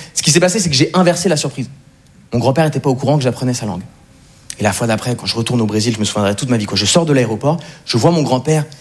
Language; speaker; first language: French; native; French